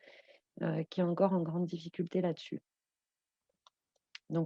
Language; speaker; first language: French; native; French